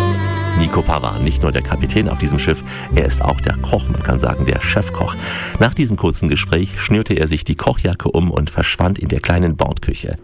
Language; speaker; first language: German; native; German